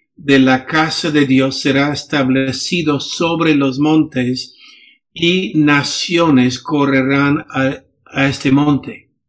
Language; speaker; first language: Spanish; non-native, fluent; English